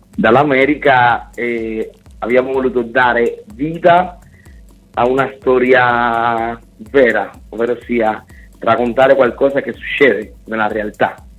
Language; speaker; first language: Italian; non-native, fluent; Spanish